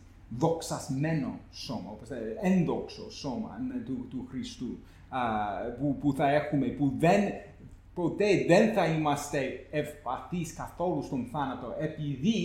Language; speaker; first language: Greek; non-native, fluent; English